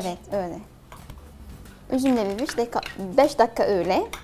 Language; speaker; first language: Turkish; non-native, learner; Arabic